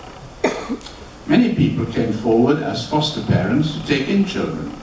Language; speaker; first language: English; early bilingual, other home language; German